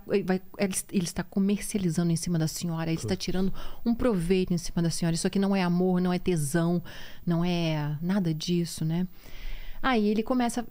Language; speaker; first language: Portuguese; native; Portuguese